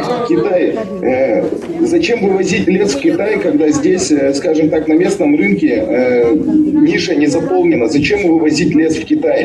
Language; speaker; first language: Russian; native; Russian